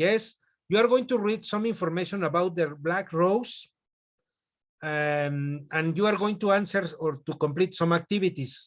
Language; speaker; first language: English; non-native, fluent; Spanish